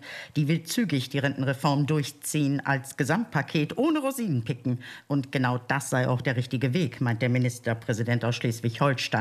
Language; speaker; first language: German; native; German